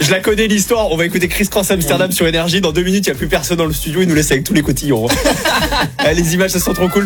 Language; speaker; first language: French; native; French